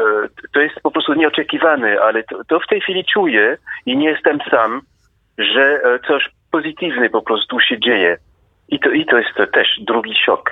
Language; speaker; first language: Polish; non-native, fluent; French